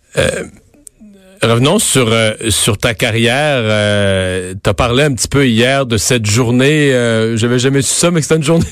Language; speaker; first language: French; native; French